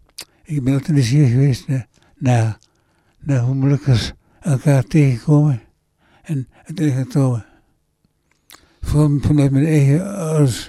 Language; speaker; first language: Dutch; early bilingual, other home language; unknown